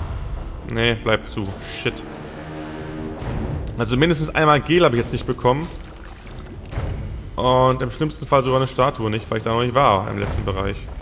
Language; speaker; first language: German; native; German